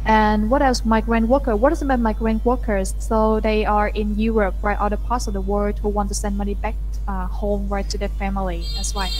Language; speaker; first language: English; non-native, fluent; Vietnamese